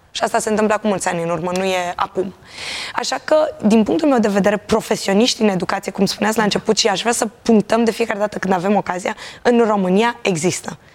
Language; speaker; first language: Romanian; native; Romanian